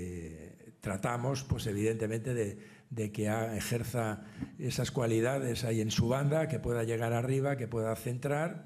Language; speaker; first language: Spanish; native; Spanish